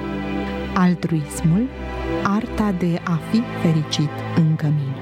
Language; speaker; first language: Romanian; native; Romanian